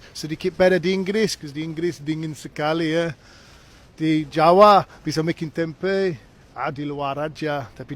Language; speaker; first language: Indonesian; non-native, fluent; English